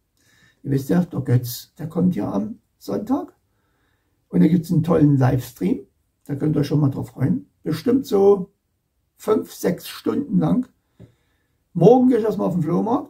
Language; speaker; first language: German; native; German